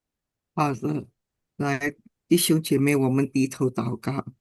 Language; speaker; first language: Chinese; non-native, fluent; Indonesian